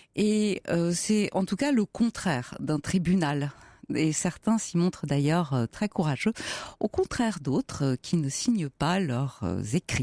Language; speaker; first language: French; native; French